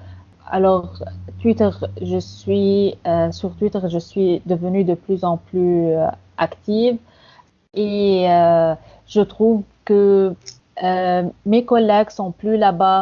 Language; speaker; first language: French; non-native, fluent; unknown